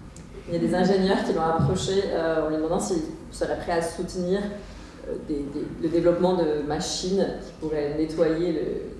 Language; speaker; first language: French; native; French